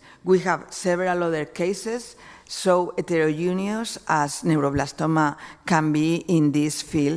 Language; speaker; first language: English; non-native, fluent; Spanish